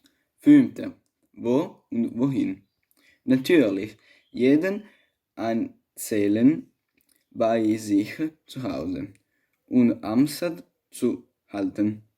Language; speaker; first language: German; non-native, learner; Italian